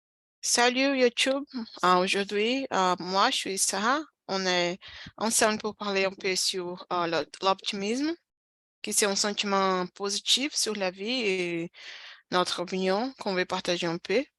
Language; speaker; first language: French; non-native, fluent; Portuguese